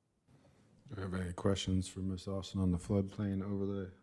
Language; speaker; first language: English; native; English